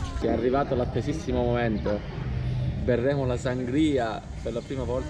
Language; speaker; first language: Italian; native; Italian